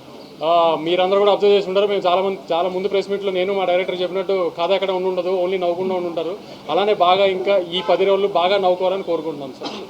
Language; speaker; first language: Telugu; native; Telugu